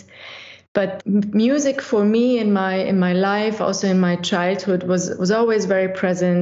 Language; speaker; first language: English; non-native, fluent; German